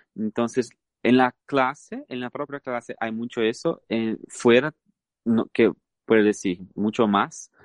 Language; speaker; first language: Spanish; non-native, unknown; Portuguese